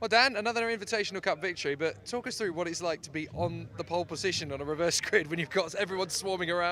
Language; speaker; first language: English; native; English